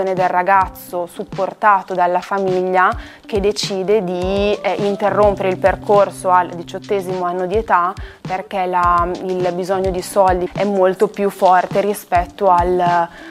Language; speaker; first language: Italian; native; Italian